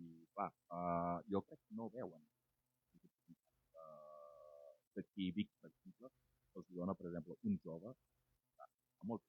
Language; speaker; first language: Catalan; non-native, fluent; Wolof